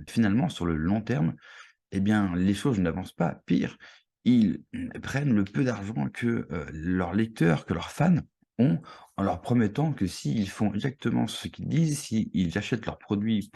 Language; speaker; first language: French; native; French